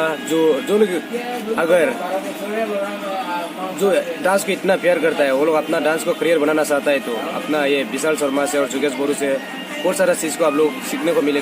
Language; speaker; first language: Hindi; non-native, local second language; Assamese